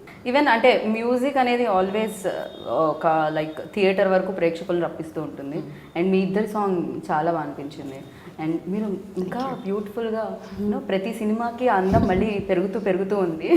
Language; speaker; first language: Telugu; native; Telugu